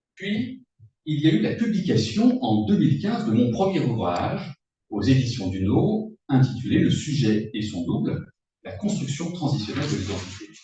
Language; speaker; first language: French; native; French